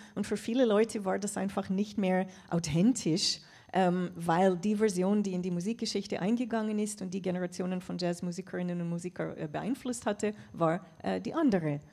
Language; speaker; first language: German; non-native, fluent; English